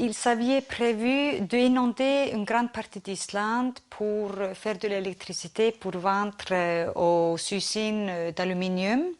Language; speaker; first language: French; non-native, fluent; Icelandic